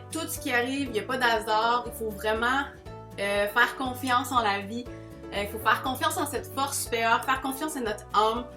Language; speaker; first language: French; native; French